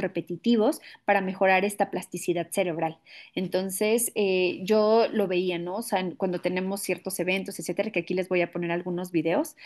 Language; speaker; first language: Spanish; native; Spanish